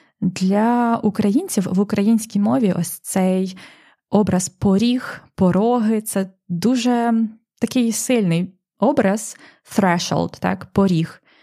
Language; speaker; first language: Ukrainian; native; Ukrainian